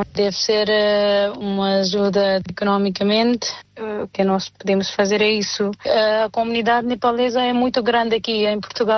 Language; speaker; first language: Portuguese; non-native, fluent; Nepali